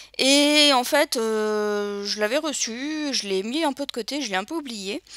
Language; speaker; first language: French; native; French